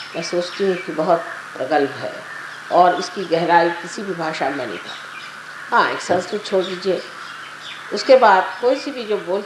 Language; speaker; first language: Hindi; non-native, local second language; Marathi